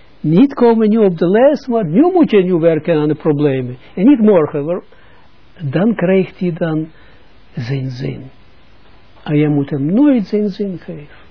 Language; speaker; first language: Dutch; non-native, fluent; Russian